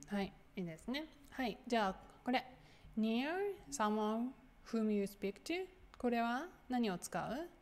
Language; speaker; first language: Japanese; native; Japanese